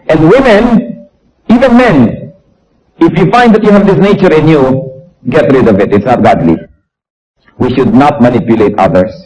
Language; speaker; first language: English; non-native, local second language; Filipino